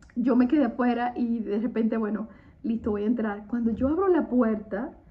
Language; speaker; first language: Spanish; native; Spanish